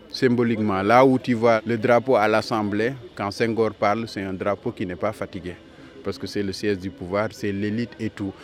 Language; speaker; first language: French; non-native, local second language; Wolof